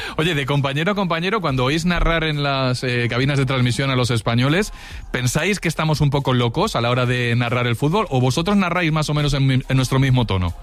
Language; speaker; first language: Spanish; native; Spanish